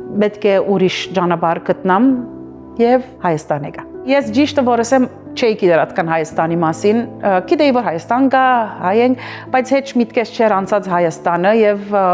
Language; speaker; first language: Armenian; early bilingual, heritage; Armenian